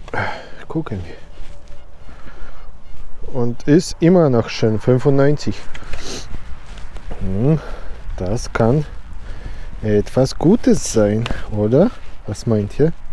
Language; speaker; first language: German; non-native, learner; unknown